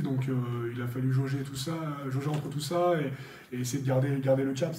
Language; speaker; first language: French; native; French